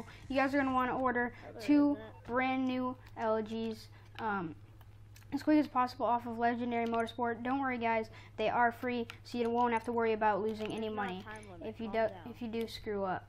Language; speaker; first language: English; native; English